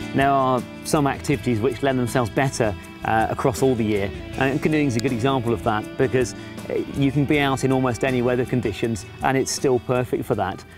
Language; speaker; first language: English; native; English